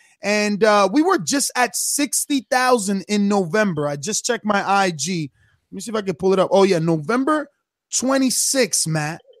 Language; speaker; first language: English; native; English